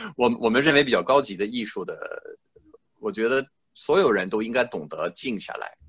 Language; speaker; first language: Chinese; non-native, fluent; French